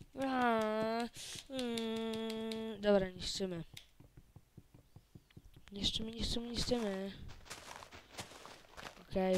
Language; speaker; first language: Polish; native; Polish